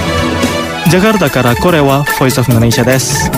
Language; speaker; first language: Japanese; non-native, fluent; Indonesian